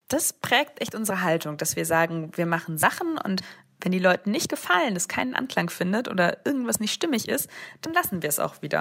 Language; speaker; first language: German; native; German